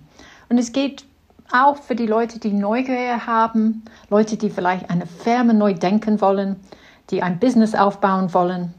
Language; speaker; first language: German; non-native, fluent; English